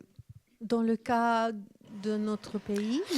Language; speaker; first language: French; non-native, fluent; Spanish